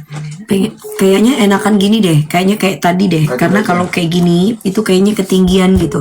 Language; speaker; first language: Indonesian; native; Indonesian